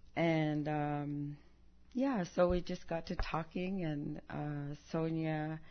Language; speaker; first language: English; early bilingual, other home language; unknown